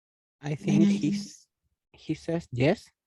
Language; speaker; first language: English; non-native, learner; Spanish